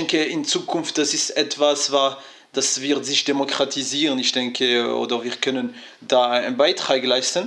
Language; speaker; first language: German; non-native, fluent; French